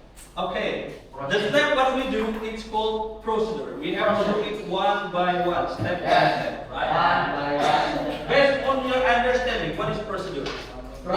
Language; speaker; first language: English; non-native, fluent; Indonesian